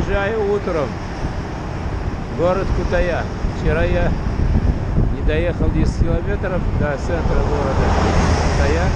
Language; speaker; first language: Russian; non-native, local second language; Uzbek